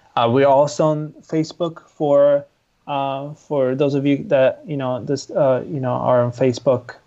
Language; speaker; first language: English; non-native, fluent; Italian